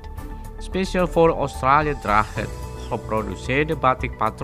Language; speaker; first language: Dutch; non-native, fluent; Indonesian